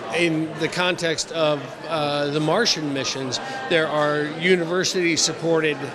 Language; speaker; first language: English; native; English